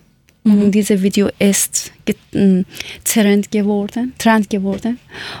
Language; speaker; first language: German; non-native, learner; Persian